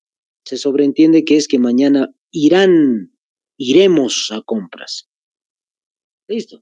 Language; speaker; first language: Spanish; native; Spanish